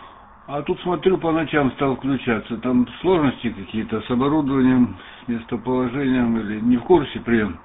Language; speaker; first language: Russian; native; Russian